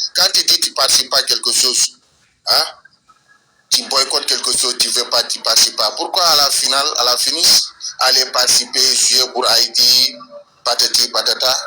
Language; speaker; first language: French; non-native, local second language; Wolof